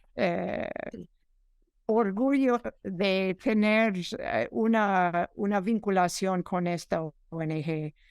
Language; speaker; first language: Spanish; non-native, fluent; English